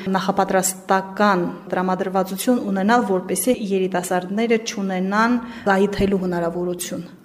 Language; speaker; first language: Armenian; native; Armenian